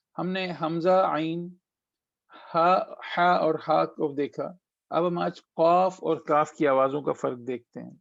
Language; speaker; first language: Urdu; native; Urdu